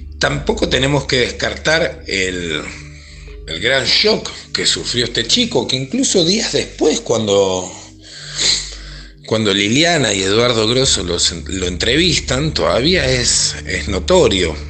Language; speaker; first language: Spanish; native; Spanish